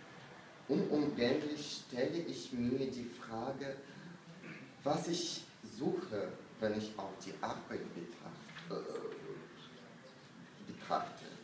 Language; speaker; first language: German; non-native, fluent; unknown